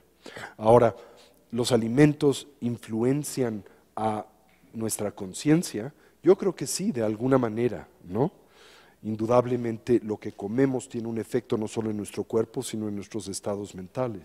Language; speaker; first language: Spanish; native; Spanish